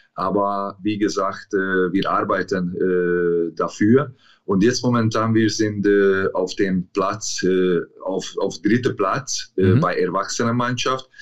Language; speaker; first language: German; non-native, learner; Hungarian